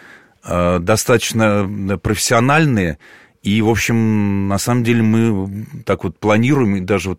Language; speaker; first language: Russian; native; Russian